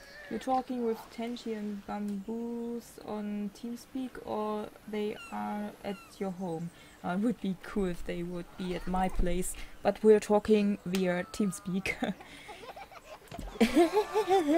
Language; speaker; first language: English; non-native, fluent; German